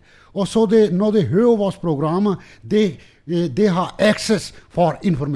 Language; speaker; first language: Danish; non-native, learner; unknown